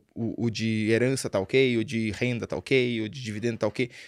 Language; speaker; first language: Portuguese; native; Portuguese